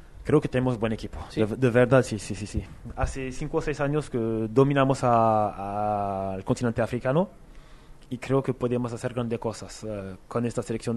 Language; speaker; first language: Spanish; non-native, fluent; French